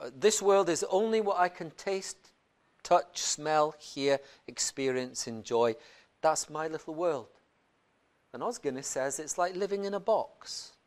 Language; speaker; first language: English; native; English